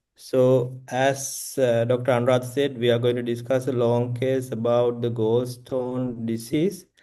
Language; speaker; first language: English; non-native, local second language; Sinhala